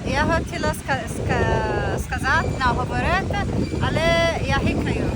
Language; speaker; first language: Ukrainian; non-native, learner; Portuguese